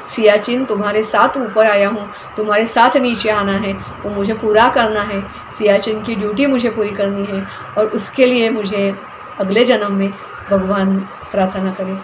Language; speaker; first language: Hindi; non-native, local second language; Marathi